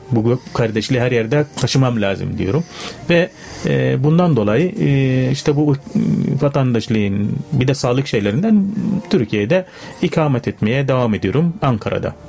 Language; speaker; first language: Turkish; non-native, fluent; Arabic